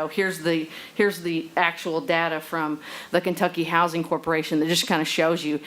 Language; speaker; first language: English; native; English